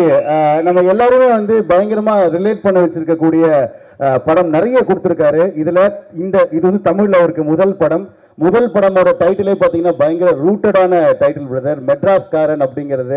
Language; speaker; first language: Tamil; native; Tamil